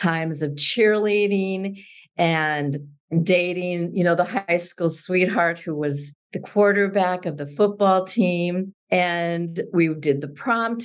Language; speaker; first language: English; native; English